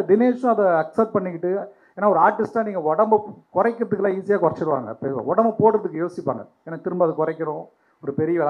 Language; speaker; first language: Tamil; native; Tamil